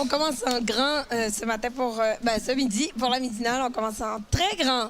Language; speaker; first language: French; native; French